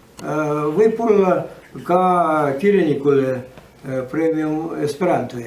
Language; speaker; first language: Estonian; non-native, learner; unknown